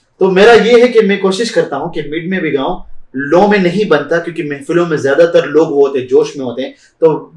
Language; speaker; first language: Urdu; early bilingual, heritage; Urdu